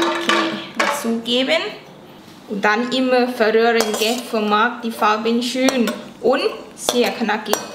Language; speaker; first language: German; non-native, learner; Thai